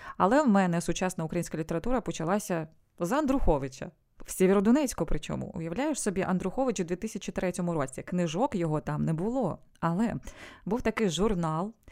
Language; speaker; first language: Ukrainian; non-native, local second language; Russian